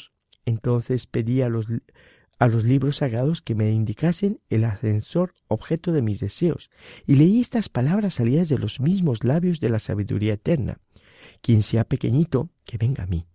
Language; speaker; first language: Spanish; native; Spanish